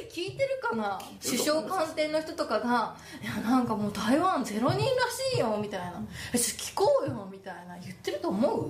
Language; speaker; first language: Japanese; native; Japanese